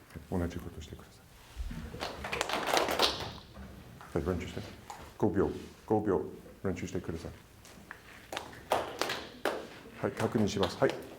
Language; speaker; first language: Japanese; non-native, fluent; English